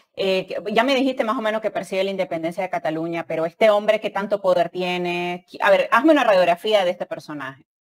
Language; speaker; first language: Spanish; native; Spanish